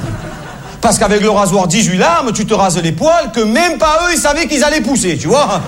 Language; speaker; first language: French; native; French